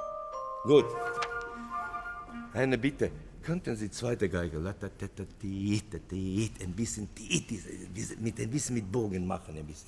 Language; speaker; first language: German; non-native, fluent; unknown